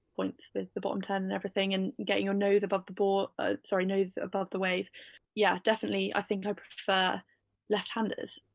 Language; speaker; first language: English; native; English